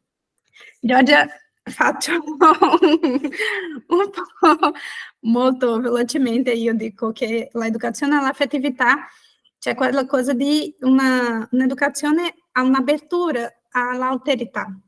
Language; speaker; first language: Italian; non-native, fluent; Portuguese